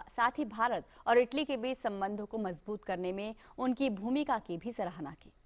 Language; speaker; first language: Hindi; native; Hindi